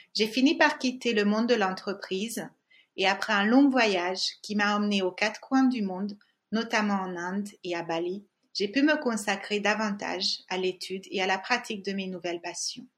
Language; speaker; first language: French; non-native, fluent; Hungarian